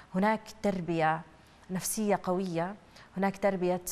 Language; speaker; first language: Arabic; native; Arabic